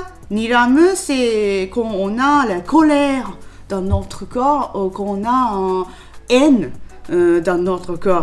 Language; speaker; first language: French; non-native, learner; Japanese